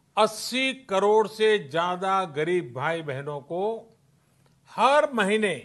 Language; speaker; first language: Hindi; non-native, local second language; Gujarati